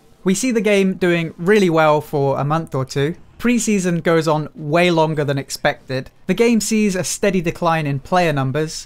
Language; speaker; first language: English; native; English